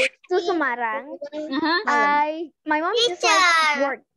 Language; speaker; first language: English; non-native, learner; Indonesian